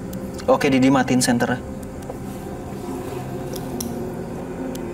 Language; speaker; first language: Indonesian; native; Indonesian